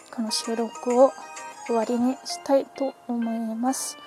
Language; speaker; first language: Japanese; early bilingual, other home language; Chinese